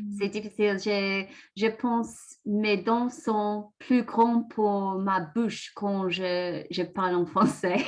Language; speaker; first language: French; non-native, learner; English